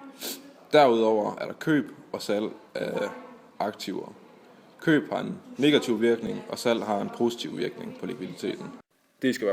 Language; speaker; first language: Danish; native; Danish